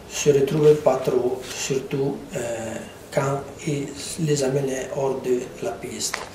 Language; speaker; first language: French; non-native, local second language; Italian